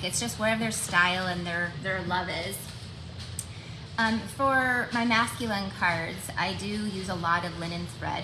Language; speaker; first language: English; native; English